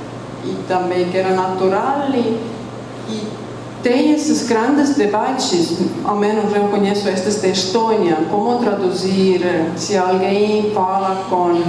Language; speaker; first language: Portuguese; non-native, fluent; Estonian